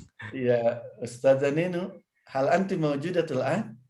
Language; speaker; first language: Arabic; non-native, fluent; Indonesian